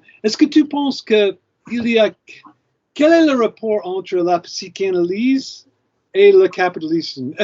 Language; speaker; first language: French; non-native, fluent; English